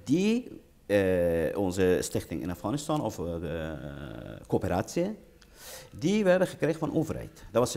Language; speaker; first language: Dutch; non-native, learner; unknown